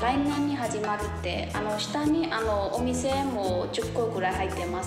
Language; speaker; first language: Japanese; non-native, fluent; Burmese